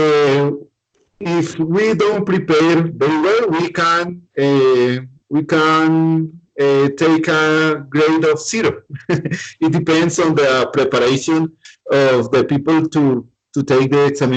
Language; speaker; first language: English; non-native, learner; Spanish